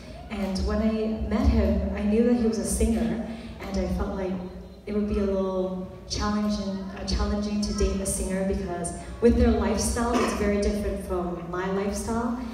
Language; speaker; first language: English; early bilingual, other home language; Vietnamese